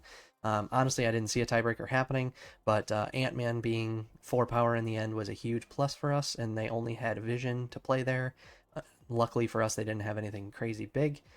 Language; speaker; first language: English; native; English